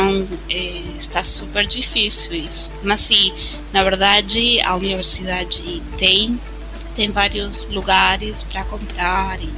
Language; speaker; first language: Portuguese; non-native, fluent; Spanish